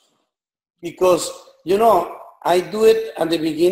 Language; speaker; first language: English; non-native, learner; Spanish